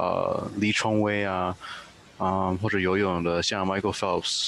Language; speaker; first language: Chinese; early bilingual, heritage; Chinese